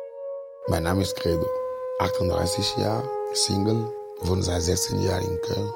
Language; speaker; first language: German; non-native, fluent; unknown